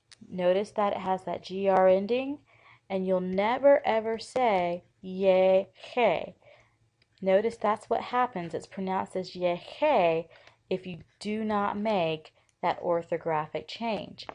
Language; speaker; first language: English; native; English